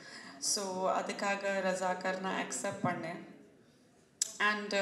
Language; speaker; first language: Tamil; non-native, fluent; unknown